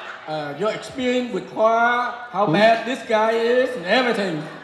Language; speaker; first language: English; non-native, fluent; Vietnamese